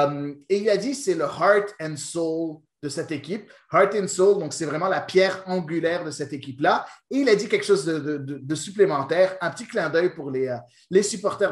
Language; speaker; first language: French; native; French